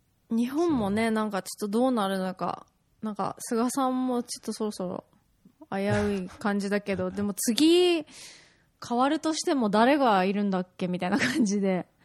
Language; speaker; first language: Japanese; early bilingual, heritage; Japanese